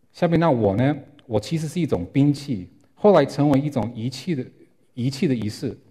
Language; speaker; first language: Chinese; non-native, fluent; English